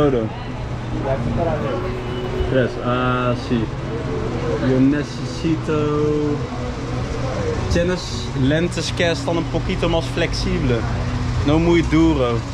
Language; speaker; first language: Spanish; non-native, learner; Dutch